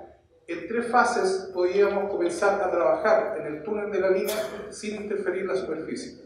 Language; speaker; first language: Spanish; native; Spanish